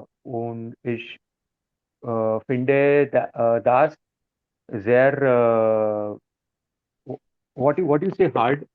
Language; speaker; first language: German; non-native, learner; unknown